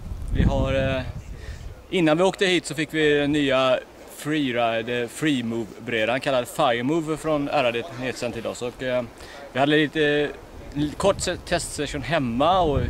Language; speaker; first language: Swedish; native; Swedish